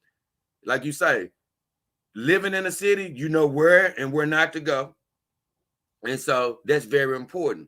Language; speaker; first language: English; native; English